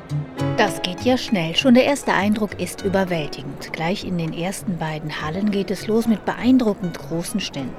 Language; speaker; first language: German; native; German